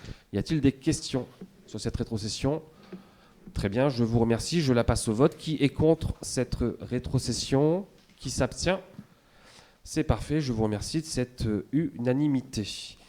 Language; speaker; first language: French; native; French